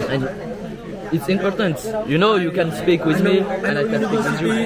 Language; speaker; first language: English; non-native, learner; French